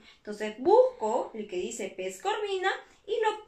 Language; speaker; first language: Spanish; native; Spanish